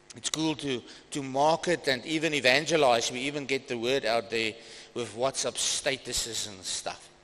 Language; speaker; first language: English; non-native, local second language; Afrikaans